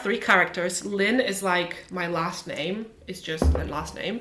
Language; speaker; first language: English; non-native, fluent; Polish